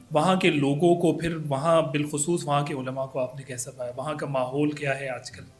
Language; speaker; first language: Urdu; non-native, local second language; Pashto